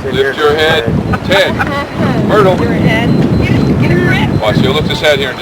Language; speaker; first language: English; native; English